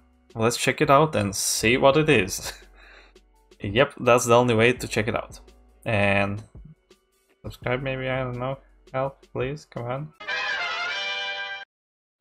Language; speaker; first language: English; non-native, fluent; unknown